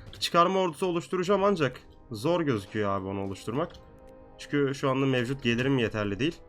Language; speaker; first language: Turkish; native; Turkish